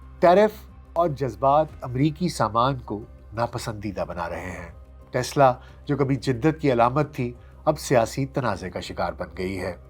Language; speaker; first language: Urdu; native; Urdu